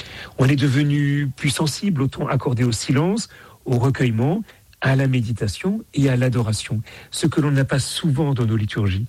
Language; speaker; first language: French; native; French